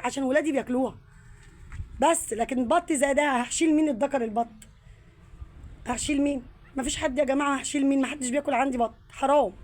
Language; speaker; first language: Arabic; native; Arabic